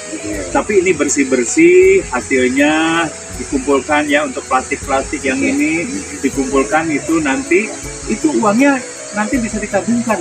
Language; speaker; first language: Indonesian; native; Indonesian